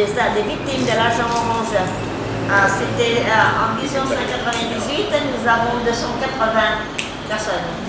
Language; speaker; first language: French; non-native, fluent; Vietnamese